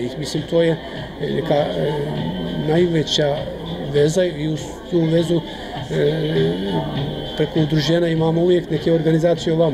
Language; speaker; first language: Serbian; early bilingual, heritage; Croatian